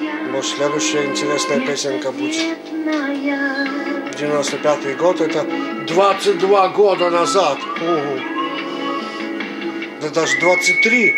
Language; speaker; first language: Russian; native; Russian